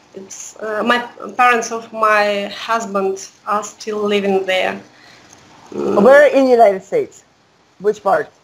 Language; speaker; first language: English; non-native, learner; Russian